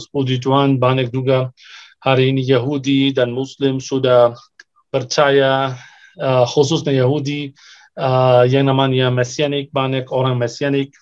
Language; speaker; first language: Indonesian; non-native, fluent; Arabic